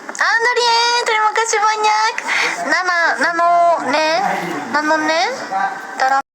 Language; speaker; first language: Indonesian; non-native, learner; Japanese